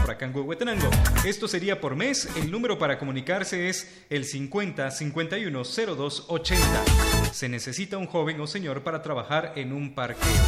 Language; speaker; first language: Spanish; native; Spanish